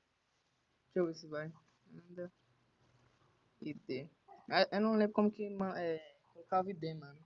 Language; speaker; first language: Portuguese; native; Portuguese